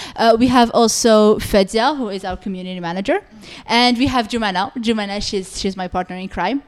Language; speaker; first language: English; non-native, fluent; Arabic